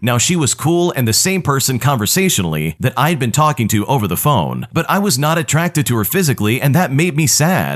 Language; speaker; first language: English; native; English